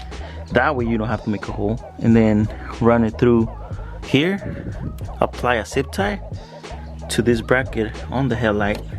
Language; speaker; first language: English; native; English